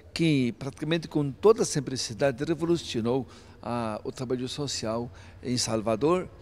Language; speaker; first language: Portuguese; non-native, fluent; Maltese